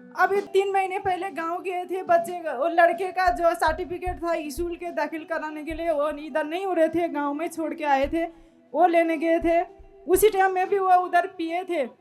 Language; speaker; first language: Hindi; non-native, learner; Nepali